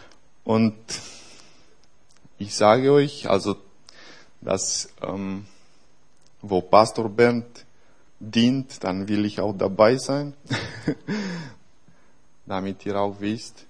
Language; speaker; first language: German; non-native, fluent; Romanian